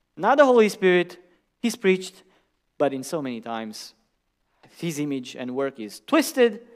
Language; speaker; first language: English; non-native, fluent; Romanian